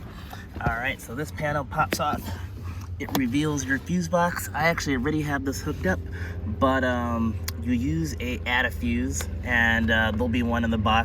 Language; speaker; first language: English; native; English